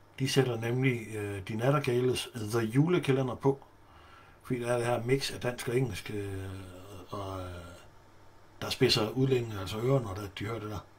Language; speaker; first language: Danish; native; Danish